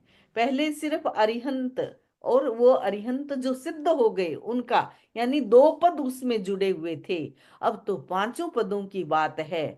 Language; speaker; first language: Hindi; native; Hindi